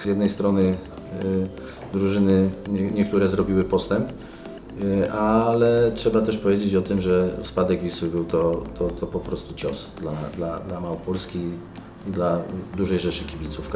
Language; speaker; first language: Polish; native; Polish